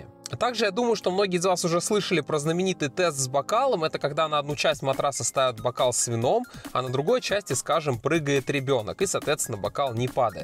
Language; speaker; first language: Russian; native; Russian